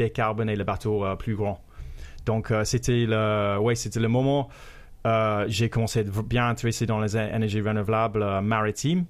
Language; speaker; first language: French; non-native, fluent; English